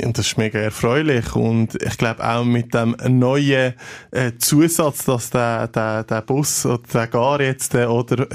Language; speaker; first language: German; native; German